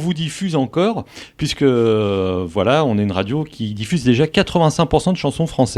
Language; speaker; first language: French; native; French